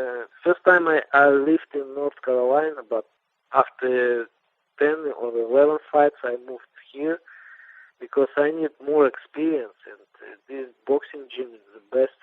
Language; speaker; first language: English; non-native, learner; Russian